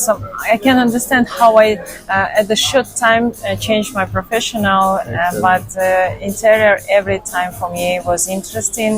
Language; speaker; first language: English; non-native, learner; Russian